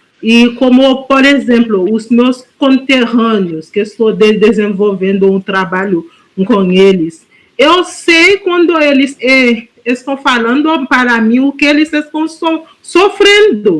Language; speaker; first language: Portuguese; non-native, fluent; Haitian Creole